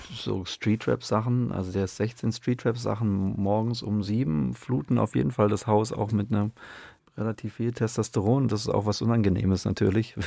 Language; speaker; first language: German; native; German